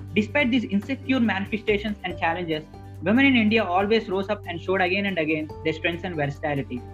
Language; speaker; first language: English; non-native, local second language; Telugu